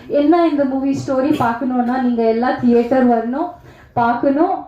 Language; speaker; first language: Tamil; non-native, learner; Kannada